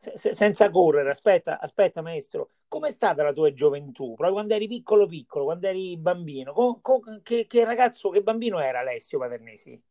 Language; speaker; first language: Italian; native; Italian